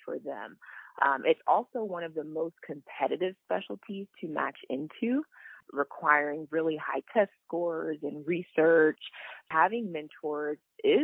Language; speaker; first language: English; native; English